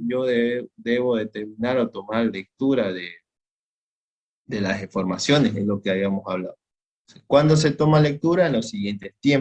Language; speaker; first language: Spanish; native; Spanish